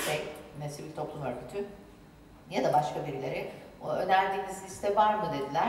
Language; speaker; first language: Turkish; native; Turkish